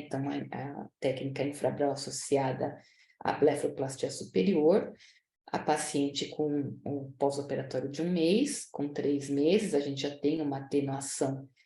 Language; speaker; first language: Portuguese; native; Portuguese